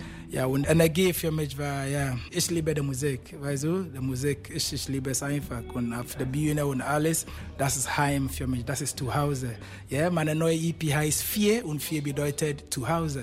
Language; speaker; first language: German; non-native, fluent; Akan